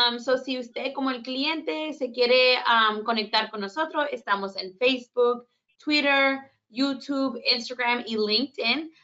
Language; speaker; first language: Spanish; early bilingual, heritage; Spanish